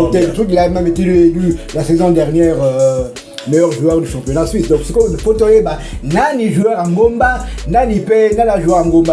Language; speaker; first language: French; non-native, local second language; Lingala